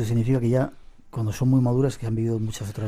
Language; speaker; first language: Spanish; native; Spanish